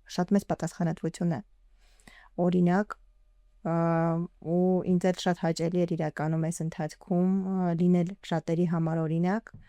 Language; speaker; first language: Armenian; early bilingual, heritage; Armenian